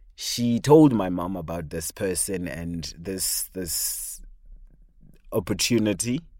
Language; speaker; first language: English; non-native, local second language; Shona